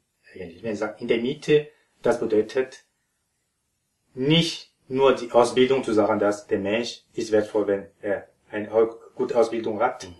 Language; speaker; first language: German; non-native, fluent; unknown